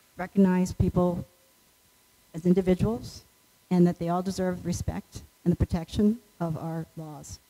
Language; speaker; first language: English; native; English